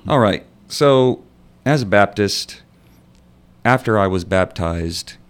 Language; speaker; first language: English; native; English